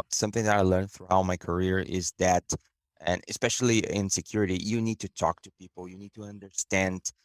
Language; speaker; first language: English; non-native, fluent; Portuguese